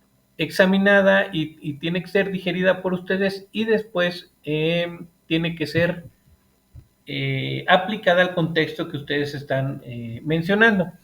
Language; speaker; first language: Spanish; native; Spanish